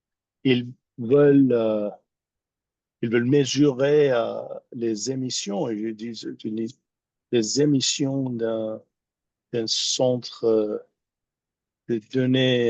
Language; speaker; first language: French; non-native, fluent; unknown